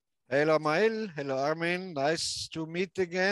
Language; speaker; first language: English; non-native, fluent; German